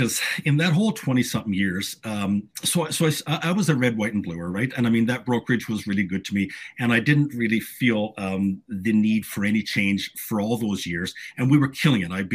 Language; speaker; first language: English; native; English